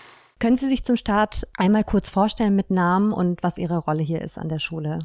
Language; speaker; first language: German; native; German